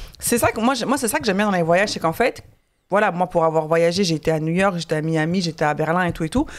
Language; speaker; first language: French; native; French